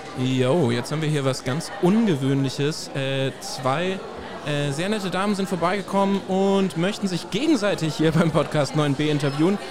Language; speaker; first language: German; native; German